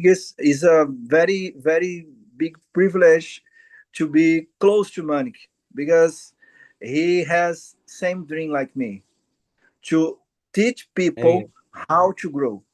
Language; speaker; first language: English; non-native, learner; Portuguese